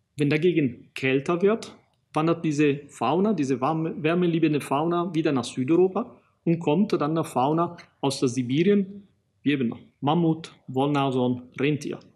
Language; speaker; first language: German; non-native, fluent; Italian